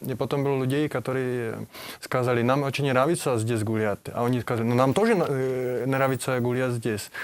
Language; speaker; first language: Russian; non-native, learner; Czech